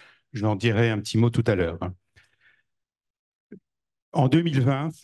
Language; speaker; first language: French; native; French